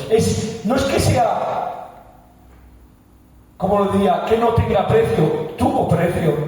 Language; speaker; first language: Spanish; native; Spanish